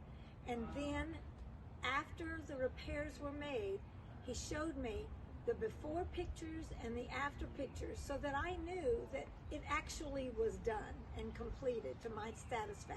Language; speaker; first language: English; native; English